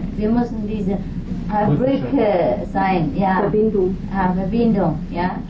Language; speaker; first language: German; non-native, fluent; Vietnamese